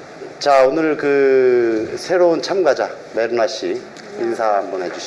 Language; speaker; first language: Korean; native; Korean